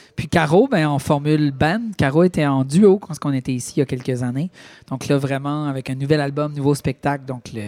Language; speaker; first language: French; native; French